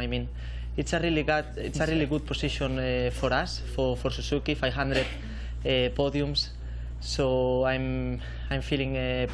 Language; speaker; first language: English; non-native, fluent; Spanish